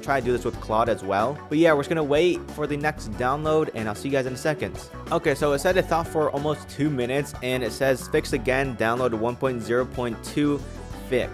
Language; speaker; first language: English; native; English